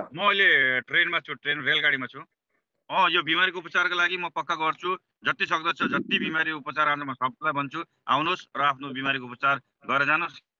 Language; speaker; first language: Nepali; native; Nepali